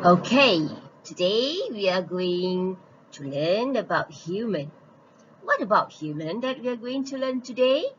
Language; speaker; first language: English; non-native, local second language; Malay